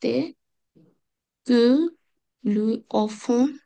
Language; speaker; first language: French; non-native, learner; Bangla